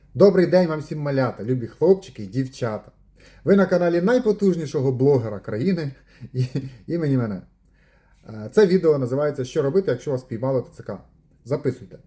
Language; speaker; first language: Ukrainian; non-native, local second language; Russian